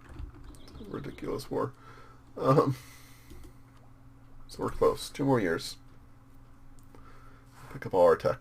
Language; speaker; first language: English; native; English